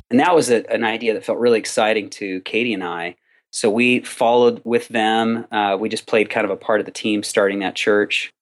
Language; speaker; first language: English; native; English